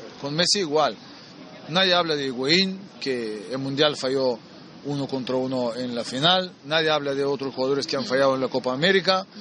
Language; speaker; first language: Spanish; non-native, fluent; Bulgarian